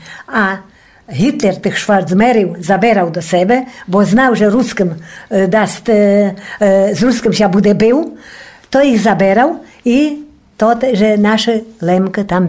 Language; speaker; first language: Polish; non-native, local second language; Rusyn